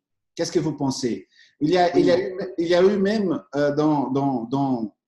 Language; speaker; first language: French; non-native, fluent; Portuguese